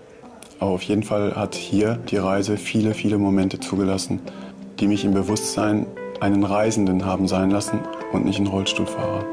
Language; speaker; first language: German; native; German